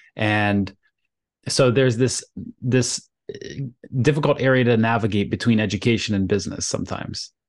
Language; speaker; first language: English; native; English